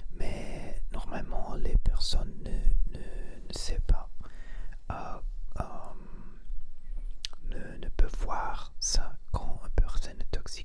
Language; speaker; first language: French; non-native, learner; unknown